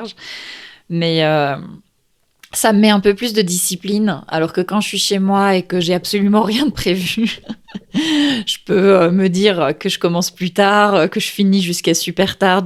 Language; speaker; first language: French; native; French